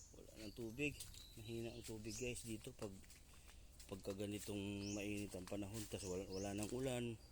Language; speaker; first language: Filipino; non-native, local second language; Cebuano